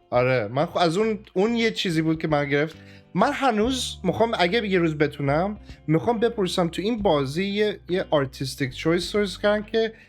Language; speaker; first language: Persian; early bilingual, heritage; Persian